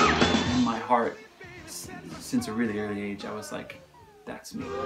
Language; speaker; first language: English; native; English